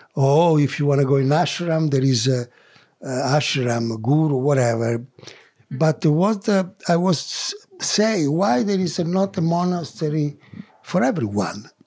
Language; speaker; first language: English; non-native, learner; Italian